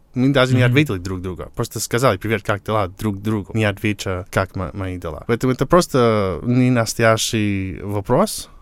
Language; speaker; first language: Russian; non-native, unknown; English